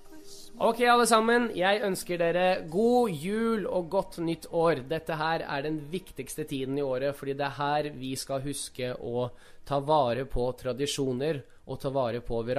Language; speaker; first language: Norwegian; early bilingual, other home language; Russian